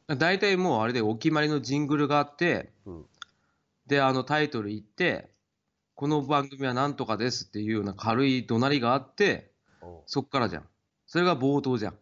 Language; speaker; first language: Japanese; native; Japanese